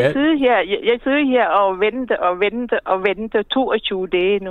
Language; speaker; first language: Danish; non-native, learner; Thai